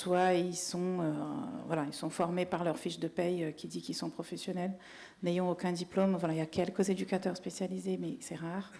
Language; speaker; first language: French; native; French